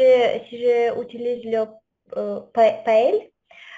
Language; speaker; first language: French; non-native, fluent; Ukrainian